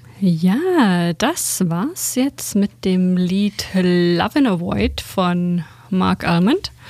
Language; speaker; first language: German; native; German